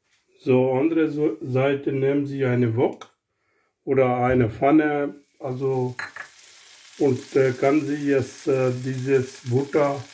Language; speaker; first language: German; non-native, learner; Urdu